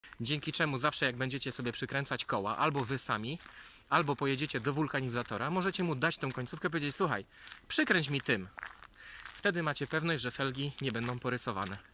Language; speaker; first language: Polish; native; Polish